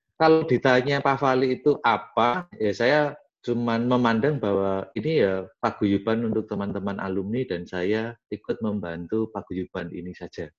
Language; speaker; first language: Indonesian; non-native, local second language; Javanese